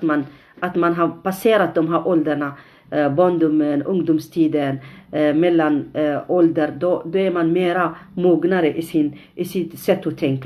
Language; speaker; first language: Swedish; non-native, fluent; Arabic